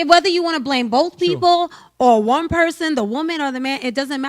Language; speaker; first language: English; native; English